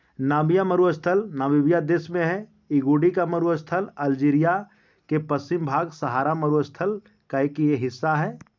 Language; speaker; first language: Hindi; native; Hindi